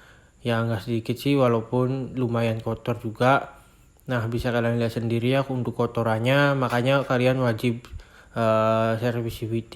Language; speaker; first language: Indonesian; native; Indonesian